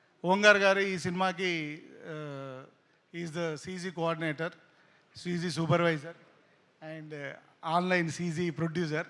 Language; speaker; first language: Telugu; native; Telugu